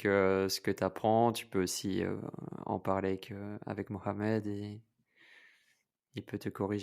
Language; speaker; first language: French; native; French